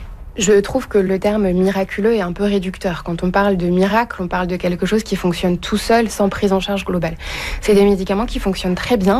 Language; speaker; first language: French; native; French